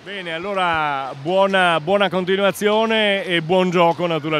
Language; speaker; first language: Italian; native; Italian